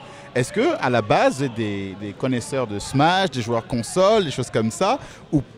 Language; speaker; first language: French; native; French